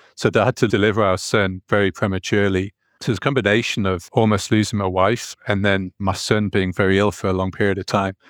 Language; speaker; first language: English; native; English